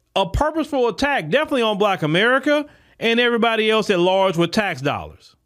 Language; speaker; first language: English; native; English